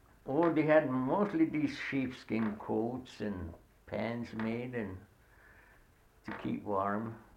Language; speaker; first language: English; non-native, fluent; Swedish